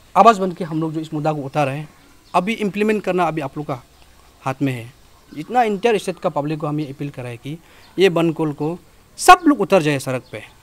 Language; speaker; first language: Hindi; non-native, local second language; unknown